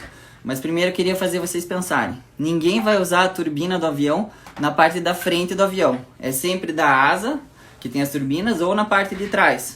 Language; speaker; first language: Portuguese; native; Portuguese